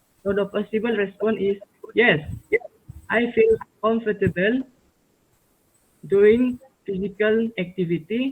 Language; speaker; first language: English; non-native, local second language; Malay